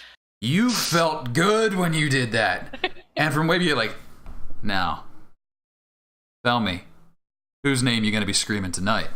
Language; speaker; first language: English; native; English